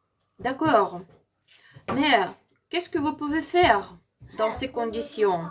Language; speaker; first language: French; non-native, learner; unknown